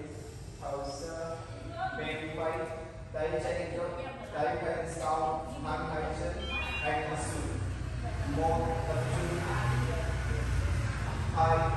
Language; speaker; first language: Vietnamese; non-native, learner; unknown